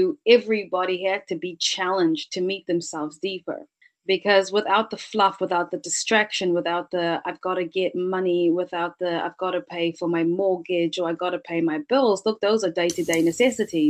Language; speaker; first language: English; native; English